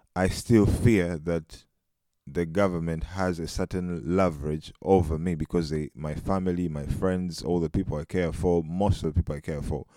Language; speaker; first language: English; non-native, local second language; Ganda